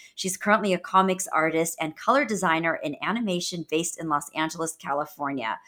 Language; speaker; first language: English; native; English